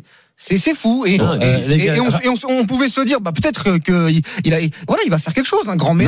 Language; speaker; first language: French; native; French